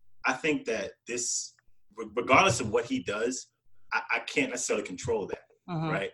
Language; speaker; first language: English; native; English